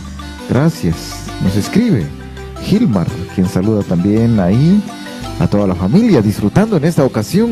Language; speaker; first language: Spanish; native; Spanish